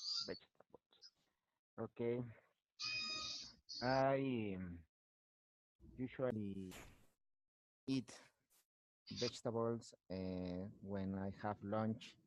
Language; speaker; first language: English; non-native, learner; Spanish